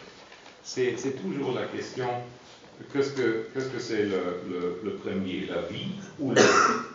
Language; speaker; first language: French; non-native, fluent; German